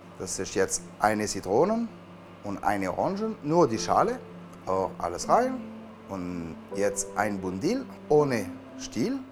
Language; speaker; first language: German; non-native, learner; French